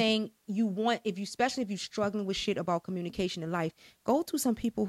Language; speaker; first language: English; native; English